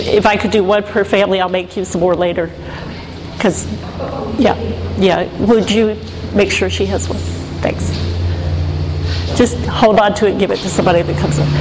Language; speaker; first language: English; native; English